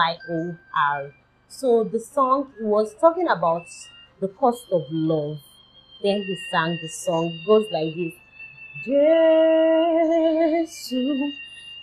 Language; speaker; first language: English; non-native, local second language; Yoruba